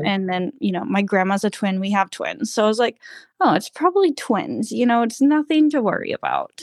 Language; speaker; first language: English; native; English